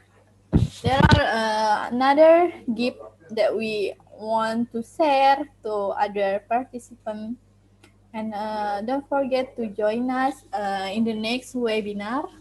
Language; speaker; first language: English; non-native, learner; Indonesian